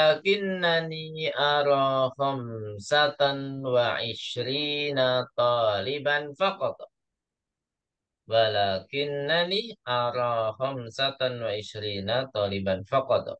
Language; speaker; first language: Arabic; non-native, fluent; Indonesian